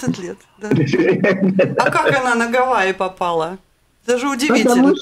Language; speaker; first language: Russian; native; Russian